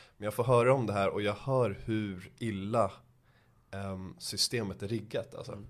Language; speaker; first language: Swedish; early bilingual, other home language; Persian